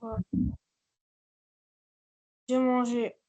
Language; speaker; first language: French; non-native, learner; Arabic